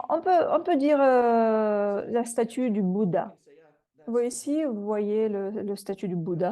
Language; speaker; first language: French; non-native, fluent; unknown